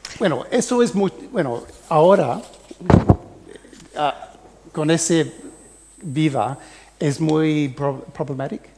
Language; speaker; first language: Spanish; early bilingual, heritage; English